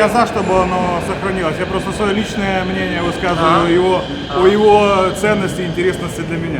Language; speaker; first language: Russian; native; Russian